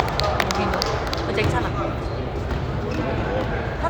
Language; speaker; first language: Chinese; early bilingual, heritage; Cantonese